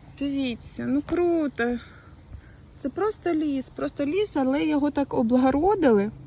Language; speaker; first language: Ukrainian; native; Ukrainian